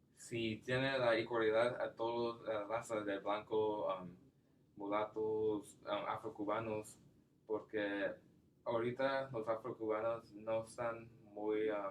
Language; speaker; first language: Spanish; non-native, learner; English